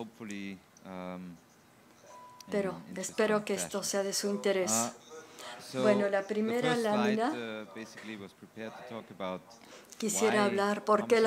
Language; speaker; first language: Spanish; non-native, learner; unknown